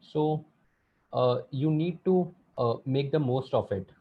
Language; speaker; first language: English; non-native, local second language; Hindi